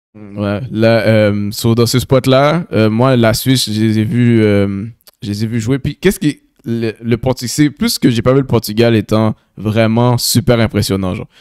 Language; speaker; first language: French; native; French